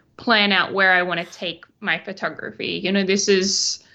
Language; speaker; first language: English; native; English